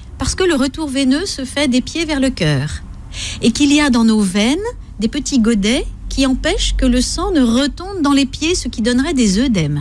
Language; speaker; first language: French; native; French